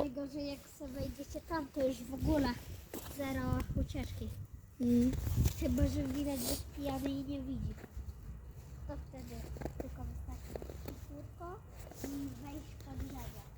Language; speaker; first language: Polish; native; Polish